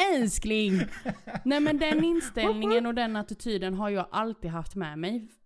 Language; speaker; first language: Swedish; early bilingual, other home language; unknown